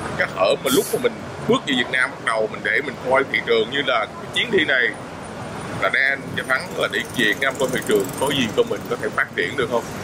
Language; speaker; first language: Vietnamese; early bilingual, heritage; Vietnamese